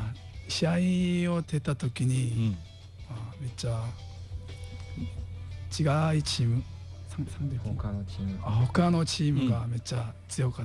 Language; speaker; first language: Japanese; non-native, learner; Korean